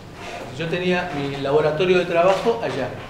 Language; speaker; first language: Spanish; native; Spanish